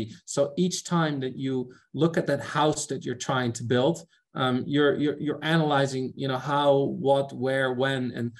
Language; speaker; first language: English; non-native, fluent; Dutch